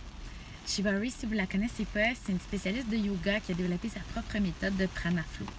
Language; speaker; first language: French; native; French